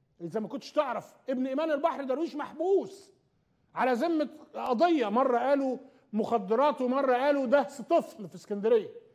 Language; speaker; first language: Arabic; native; Arabic